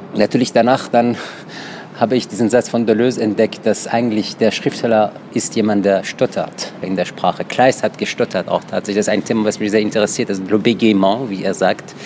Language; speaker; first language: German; non-native, fluent; Persian